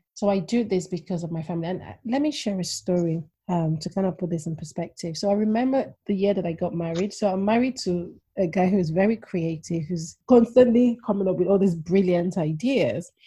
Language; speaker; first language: English; non-native, local second language; Yoruba